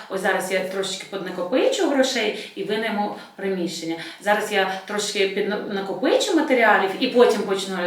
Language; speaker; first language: Ukrainian; non-native, local second language; Russian